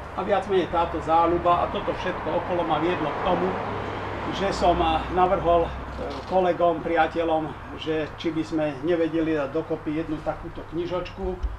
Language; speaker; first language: Slovak; native; Slovak